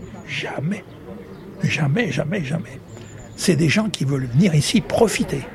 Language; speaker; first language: French; native; French